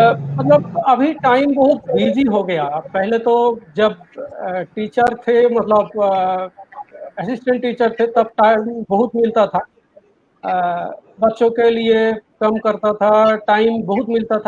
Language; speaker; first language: Hindi; non-native, local second language; Bangla